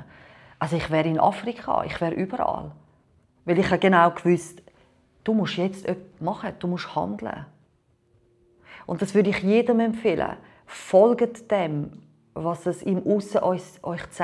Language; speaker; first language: German; non-native, fluent; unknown